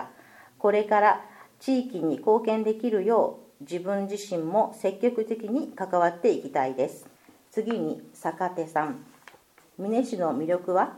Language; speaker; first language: Japanese; native; Japanese